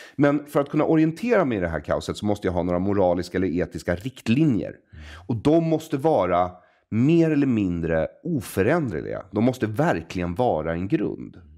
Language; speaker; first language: Swedish; native; Swedish